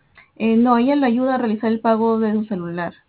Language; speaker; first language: Spanish; native; Spanish